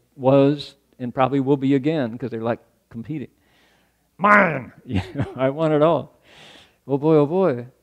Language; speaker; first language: English; native; English